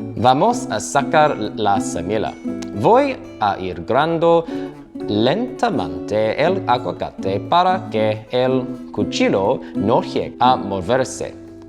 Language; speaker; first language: Spanish; non-native, learner; English